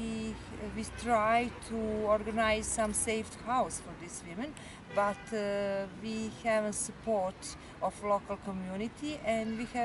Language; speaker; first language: English; non-native, learner; Serbian